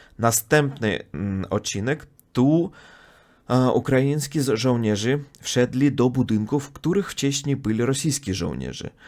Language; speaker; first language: Polish; non-native, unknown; Russian